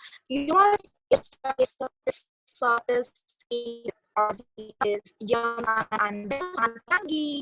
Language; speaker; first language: English; non-native, learner; Indonesian